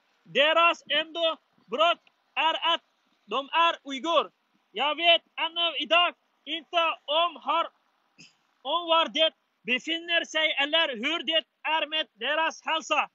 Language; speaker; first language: Swedish; non-native, learner; Uyghur